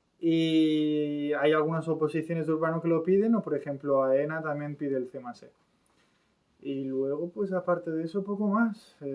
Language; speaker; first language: Spanish; early bilingual, other home language; French